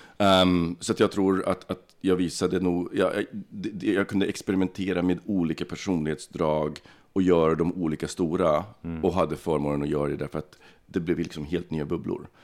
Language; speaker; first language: Swedish; early bilingual, other home language; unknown